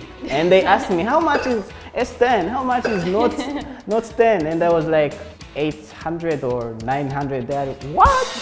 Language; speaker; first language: English; non-native, local second language; Kinyarwanda